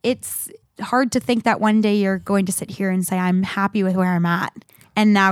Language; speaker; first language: English; native; English